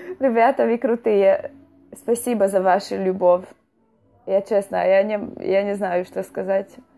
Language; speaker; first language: Russian; non-native, fluent; Hungarian